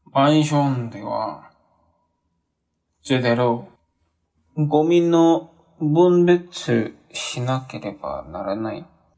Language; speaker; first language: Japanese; non-native, learner; Korean